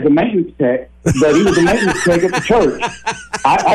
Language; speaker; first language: English; native; English